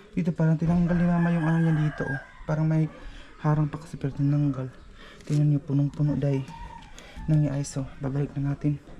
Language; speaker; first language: Filipino; non-native, local second language; Cebuano